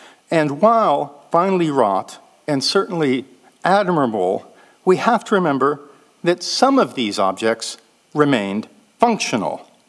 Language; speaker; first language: English; native; English